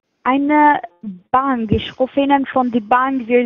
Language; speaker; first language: German; non-native, fluent; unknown